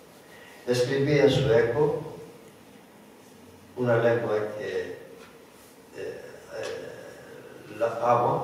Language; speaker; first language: Spanish; non-native, learner; Greek